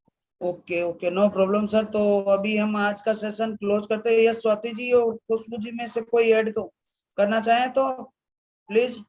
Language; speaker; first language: Hindi; native; Hindi